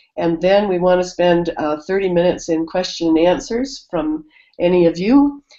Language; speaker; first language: English; native; English